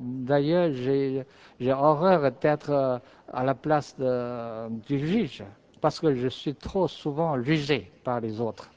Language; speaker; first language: French; non-native, fluent; Chinese